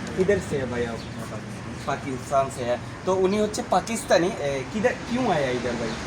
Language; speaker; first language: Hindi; non-native, learner; Bangla